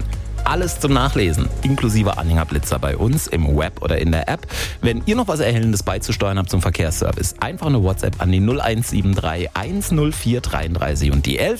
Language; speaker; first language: German; native; German